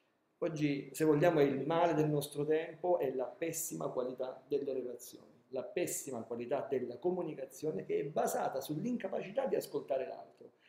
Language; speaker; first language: Italian; native; Italian